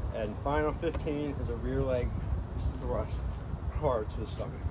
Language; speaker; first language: English; native; English